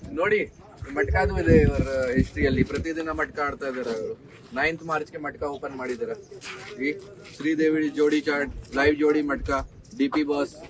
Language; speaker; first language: Kannada; non-native, learner; Hindi